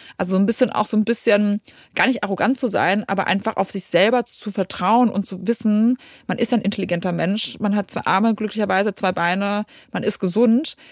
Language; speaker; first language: German; early bilingual, other home language; Polish